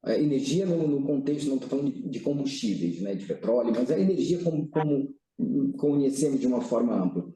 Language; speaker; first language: Portuguese; early bilingual, other home language; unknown